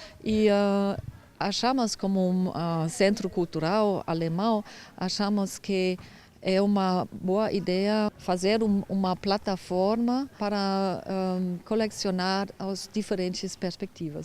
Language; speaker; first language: Portuguese; non-native, fluent; German